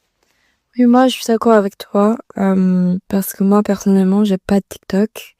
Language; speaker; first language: French; non-native, learner; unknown